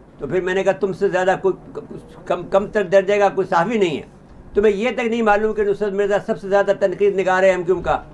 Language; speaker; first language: Urdu; native; Urdu